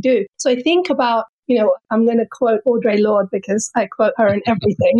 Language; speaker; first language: English; native; English